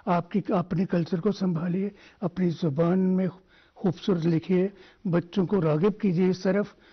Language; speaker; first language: Hindi; non-native, local second language; Dogri